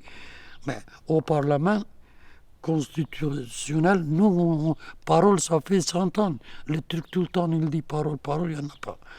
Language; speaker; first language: French; non-native, learner; Kurdish